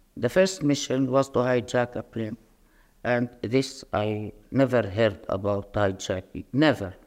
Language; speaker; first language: English; non-native, fluent; Arabic